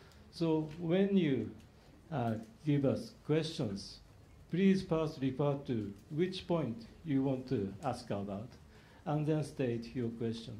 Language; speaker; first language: English; non-native, fluent; Japanese